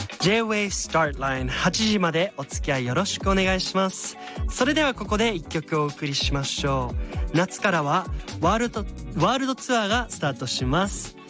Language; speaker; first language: Japanese; early bilingual, other home language; German